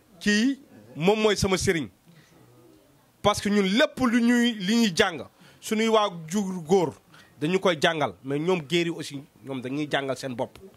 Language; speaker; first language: Wolof; non-native, local second language; Fula